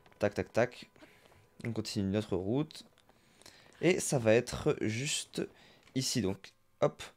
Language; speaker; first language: French; native; French